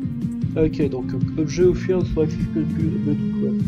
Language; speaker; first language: French; native; French